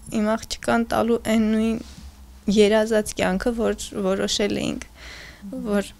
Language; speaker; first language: Armenian; native; Armenian